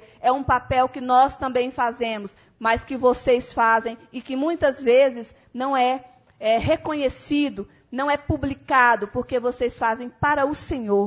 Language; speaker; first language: Portuguese; native; Portuguese